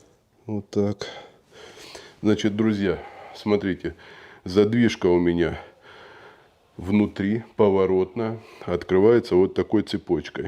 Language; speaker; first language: Russian; native; Russian